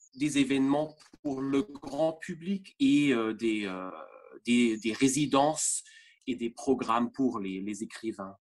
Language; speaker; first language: French; non-native, fluent; German